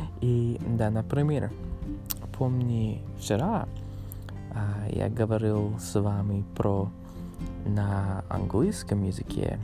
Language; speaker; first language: Russian; non-native, learner; English